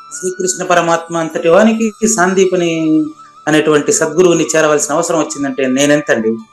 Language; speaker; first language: Telugu; non-native, local second language; Tamil